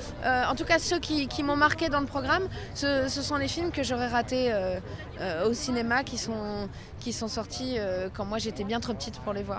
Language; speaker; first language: French; native; French